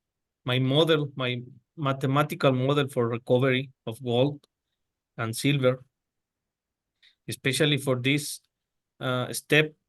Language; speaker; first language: English; non-native, learner; Spanish